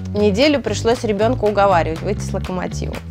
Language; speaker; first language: Russian; native; Russian